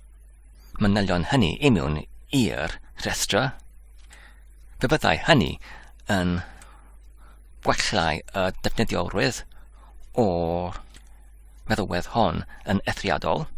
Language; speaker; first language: Welsh; non-native, learner; English